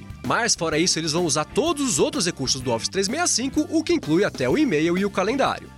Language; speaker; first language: Portuguese; native; Portuguese